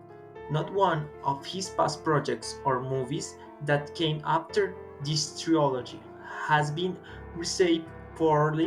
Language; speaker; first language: English; non-native, learner; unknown